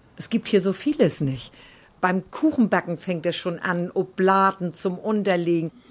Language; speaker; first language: German; native; German